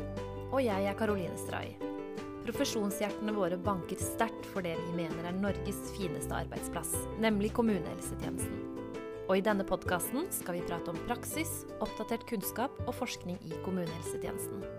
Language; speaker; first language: Norwegian; native; Norwegian